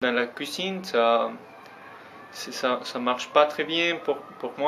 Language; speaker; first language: French; non-native, learner; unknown